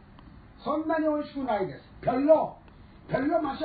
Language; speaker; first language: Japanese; native; Japanese